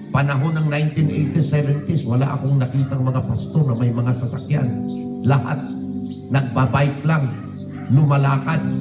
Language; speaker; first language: Filipino; non-native, local second language; Cebuano